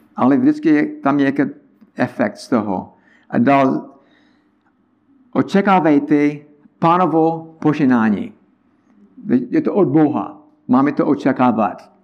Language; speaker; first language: Czech; non-native, learner; English